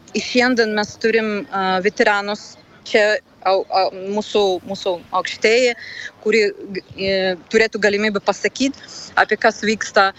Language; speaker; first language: Lithuanian; non-native, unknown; Ukrainian